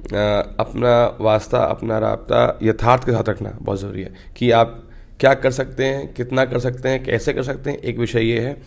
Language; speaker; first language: Hindi; native; Hindi